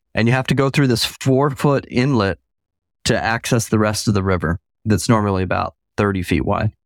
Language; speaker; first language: English; native; English